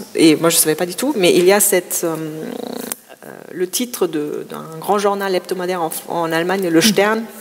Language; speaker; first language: French; non-native, fluent; German